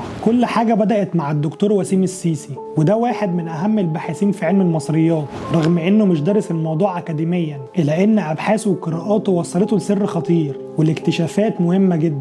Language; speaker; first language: Arabic; native; Arabic